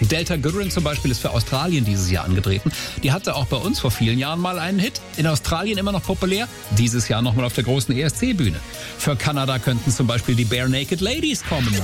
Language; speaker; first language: German; native; German